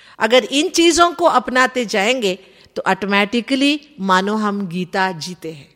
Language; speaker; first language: Hindi; non-native, local second language; Kannada